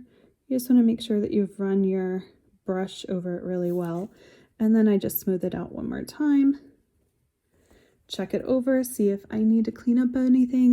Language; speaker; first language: English; native; English